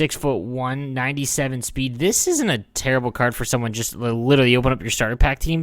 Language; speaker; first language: English; native; English